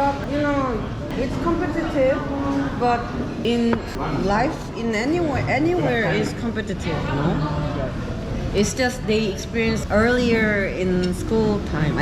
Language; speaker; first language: English; non-native, fluent; Korean